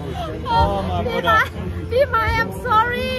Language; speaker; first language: English; non-native, learner; Thai